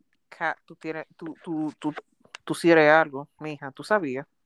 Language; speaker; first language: Spanish; early bilingual, heritage; Spanish